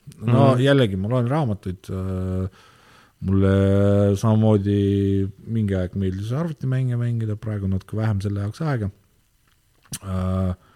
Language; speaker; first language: Estonian; non-native, local second language; Russian